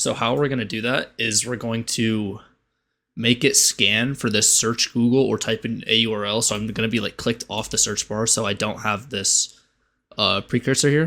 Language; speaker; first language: English; native; English